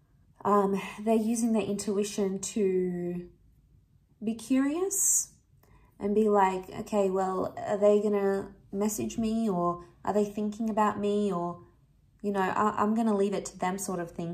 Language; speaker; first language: English; native; English